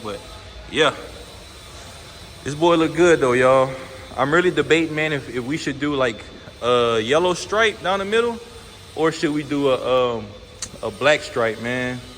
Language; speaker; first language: English; native; English